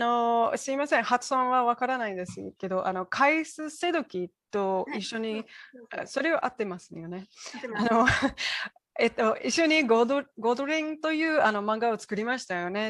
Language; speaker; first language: Japanese; non-native, fluent; English